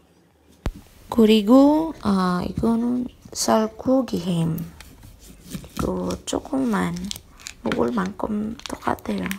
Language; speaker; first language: Korean; non-native, learner; Filipino